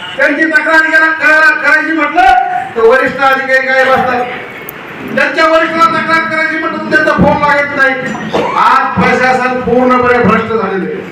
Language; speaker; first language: Marathi; native; Marathi